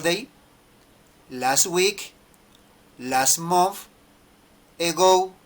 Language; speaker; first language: English; non-native, learner; Spanish